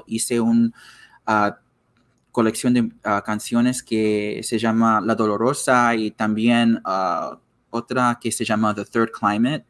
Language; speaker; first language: Spanish; non-native, learner; English